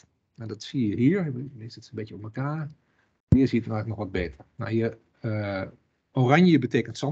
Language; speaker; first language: Dutch; native; Dutch